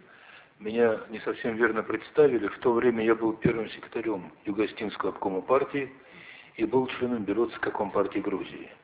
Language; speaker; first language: Russian; non-native, local second language; Ossetic